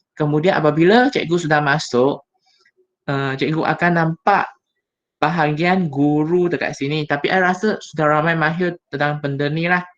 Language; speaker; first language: Malay; non-native, local second language; Chinese